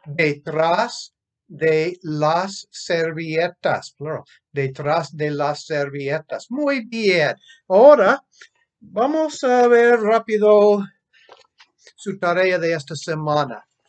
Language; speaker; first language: Spanish; non-native, fluent; English